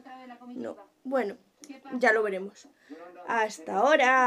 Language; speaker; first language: Spanish; native; Spanish